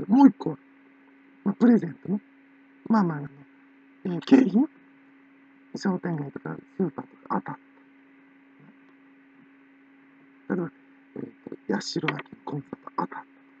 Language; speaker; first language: Japanese; native; Japanese